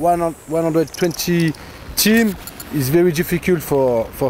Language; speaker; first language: English; non-native, learner; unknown